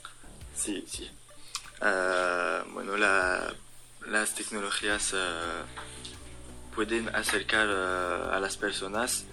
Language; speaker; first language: Spanish; non-native, learner; French